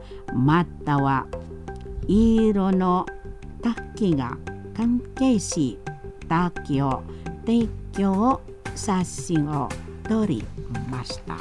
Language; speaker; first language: Japanese; non-native, fluent; Indonesian